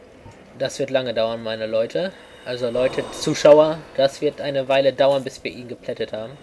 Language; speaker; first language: German; native; German